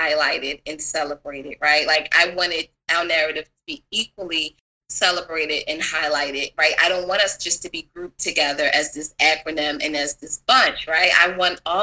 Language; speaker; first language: English; native; English